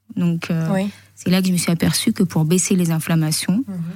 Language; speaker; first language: French; native; French